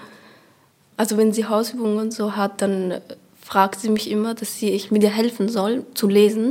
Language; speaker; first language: German; early bilingual, other home language; Persian